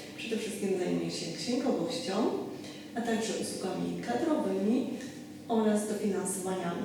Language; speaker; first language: Polish; native; Polish